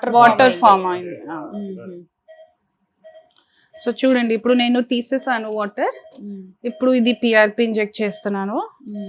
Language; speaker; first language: Telugu; non-native, fluent; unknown